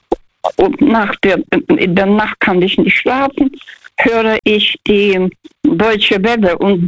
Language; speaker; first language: German; non-native, fluent; Russian